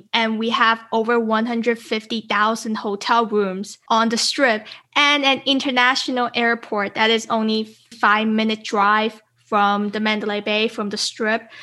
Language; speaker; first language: English; native; English